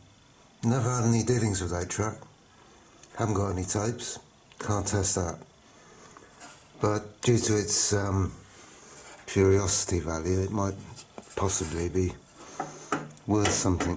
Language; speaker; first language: English; native; English